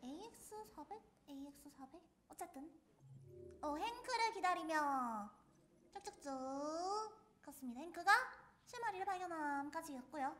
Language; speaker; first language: Korean; native; Korean